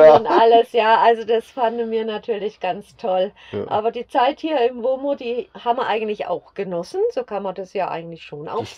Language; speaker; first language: German; native; German